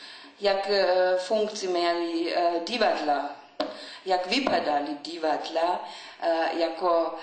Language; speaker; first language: Czech; non-native, learner; German